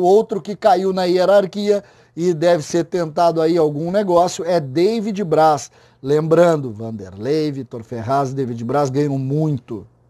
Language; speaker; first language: Portuguese; native; Portuguese